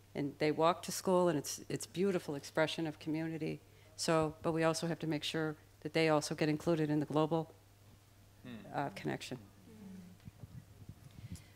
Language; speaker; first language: English; native; English